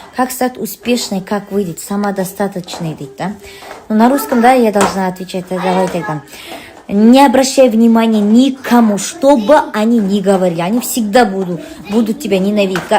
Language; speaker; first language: Russian; non-native, local second language; Kazakh